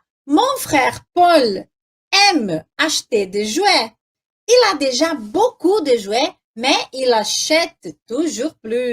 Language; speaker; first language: French; non-native, fluent; Portuguese